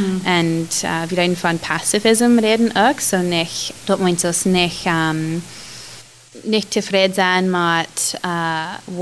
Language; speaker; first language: German; non-native, learner; Plautdietsch